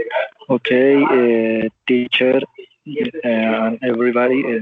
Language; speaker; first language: English; non-native, learner; Spanish